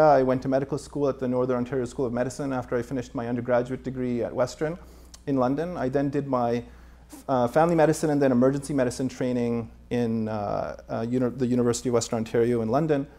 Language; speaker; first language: English; native; English